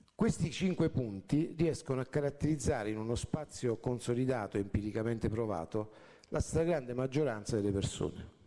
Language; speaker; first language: Italian; native; Italian